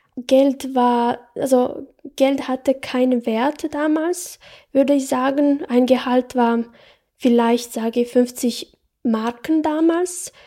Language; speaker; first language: German; non-native, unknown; Bosnian